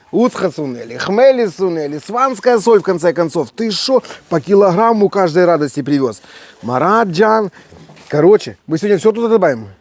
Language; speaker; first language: Russian; native; Russian